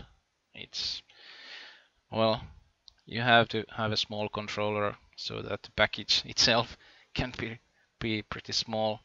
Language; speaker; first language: English; non-native, fluent; Finnish